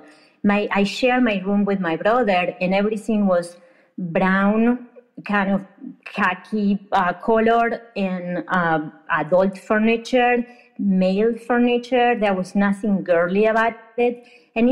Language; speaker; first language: English; non-native, fluent; Spanish